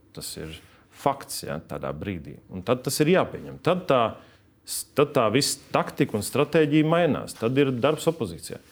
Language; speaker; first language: Latvian; native; Latvian